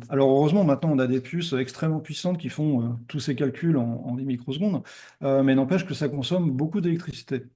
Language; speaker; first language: French; native; French